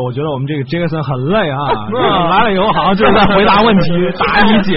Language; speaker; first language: Chinese; native; Chinese